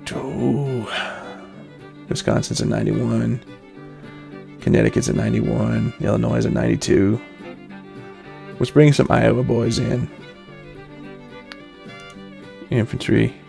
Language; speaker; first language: English; native; English